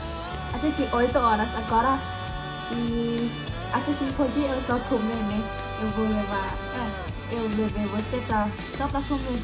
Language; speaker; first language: Portuguese; non-native, learner; Thai